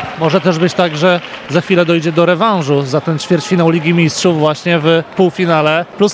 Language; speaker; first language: Polish; native; Polish